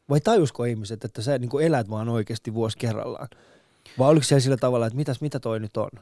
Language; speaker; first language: Finnish; early bilingual, other home language; Persian